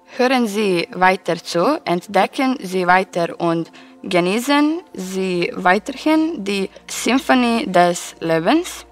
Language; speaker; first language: German; non-native, learner; Serbian